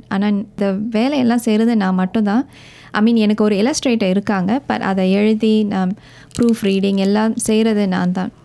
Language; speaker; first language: Tamil; native; Tamil